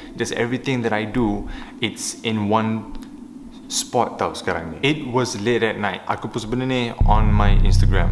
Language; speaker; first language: English; non-native, local second language; Malay